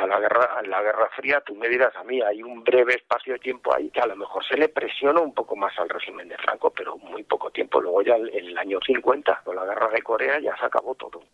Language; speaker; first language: Spanish; native; Spanish